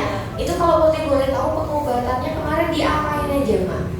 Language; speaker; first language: Indonesian; native; Indonesian